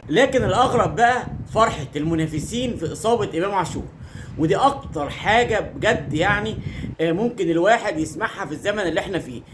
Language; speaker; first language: Arabic; native; Arabic